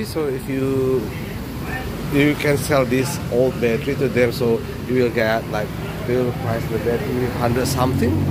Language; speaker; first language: English; non-native, fluent; Indonesian